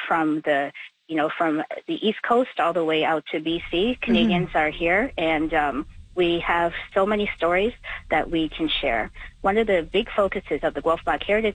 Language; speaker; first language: English; native; English